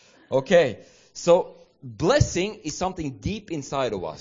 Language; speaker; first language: English; non-native, fluent; Swedish